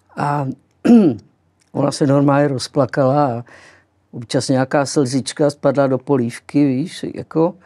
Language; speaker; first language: Czech; early bilingual, other home language; Greek